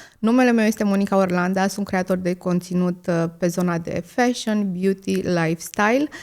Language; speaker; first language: Romanian; native; Romanian